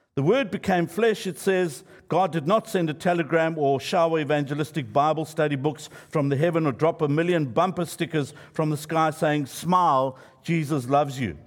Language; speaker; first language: English; native; English